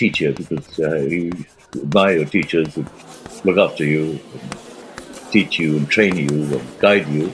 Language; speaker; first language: English; non-native, local second language; Urdu